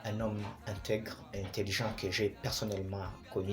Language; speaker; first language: French; non-native, local second language; Swahili